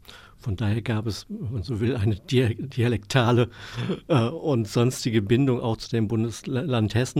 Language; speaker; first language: German; native; German